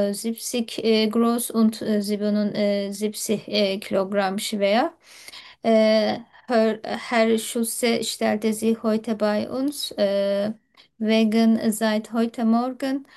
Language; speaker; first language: German; non-native, learner; Turkish